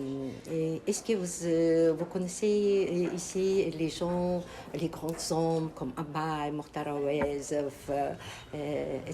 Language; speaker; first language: French; non-native, learner; Kazakh